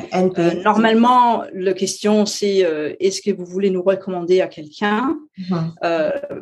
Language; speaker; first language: French; non-native, fluent; Danish